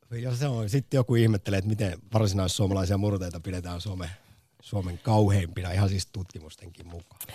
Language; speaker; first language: Finnish; native; Finnish